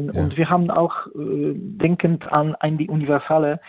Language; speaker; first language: German; non-native, fluent; Polish